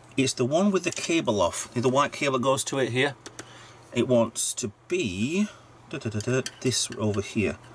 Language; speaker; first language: English; native; English